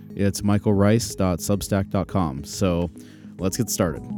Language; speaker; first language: English; native; English